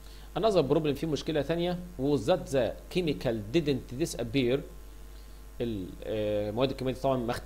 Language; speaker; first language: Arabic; native; Arabic